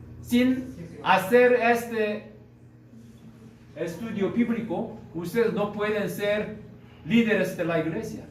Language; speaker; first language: Spanish; non-native, learner; Korean